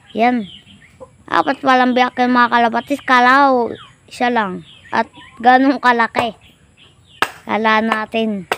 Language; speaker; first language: Filipino; native; Filipino